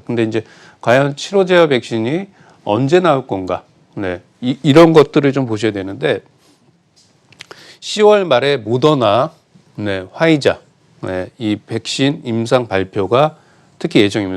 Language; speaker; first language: Korean; native; Korean